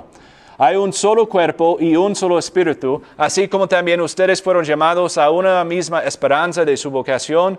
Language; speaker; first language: Spanish; non-native, fluent; English